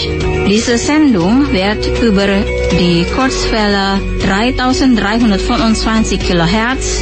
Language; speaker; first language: German; non-native, local second language; Indonesian